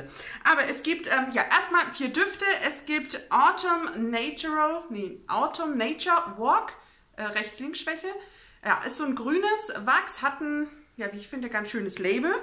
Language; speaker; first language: German; native; German